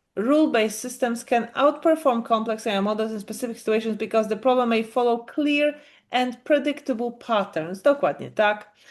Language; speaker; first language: English; non-native, fluent; Polish